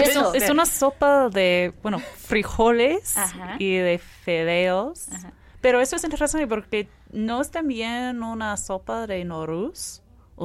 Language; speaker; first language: Spanish; non-native, fluent; English